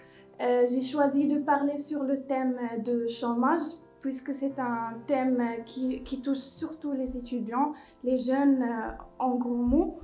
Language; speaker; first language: French; non-native, local second language; Arabic